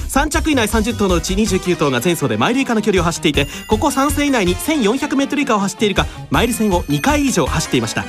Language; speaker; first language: Japanese; native; Japanese